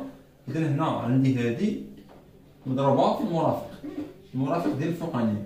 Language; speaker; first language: Arabic; native; Arabic